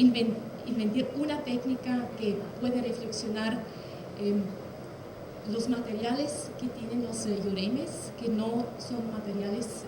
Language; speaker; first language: Spanish; non-native, fluent; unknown